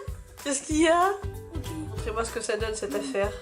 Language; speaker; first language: French; native; French